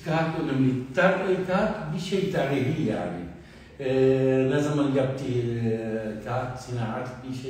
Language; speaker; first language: Turkish; non-native, learner; Arabic